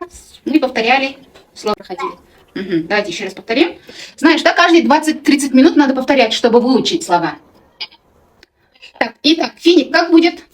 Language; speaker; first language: Russian; non-native, local second language; Kazakh